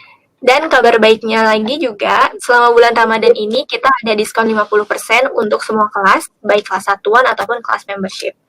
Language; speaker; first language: Indonesian; native; Indonesian